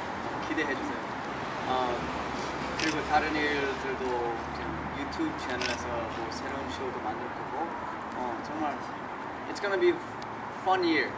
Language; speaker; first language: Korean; early bilingual, heritage; English